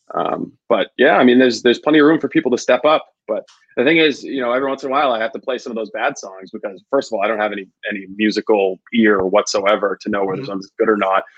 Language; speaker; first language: English; native; English